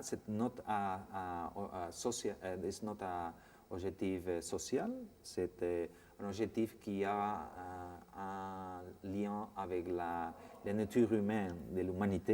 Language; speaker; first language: French; non-native, fluent; Spanish